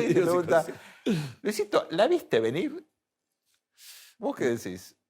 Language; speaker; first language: Spanish; native; Spanish